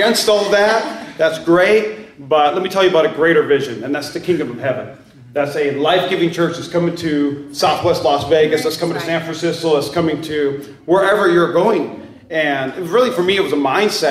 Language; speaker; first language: English; native; English